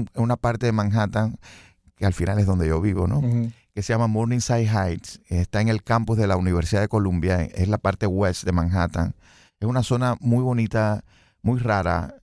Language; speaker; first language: Spanish; native; Spanish